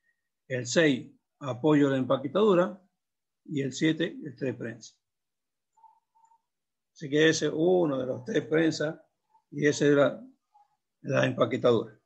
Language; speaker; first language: Spanish; native; Spanish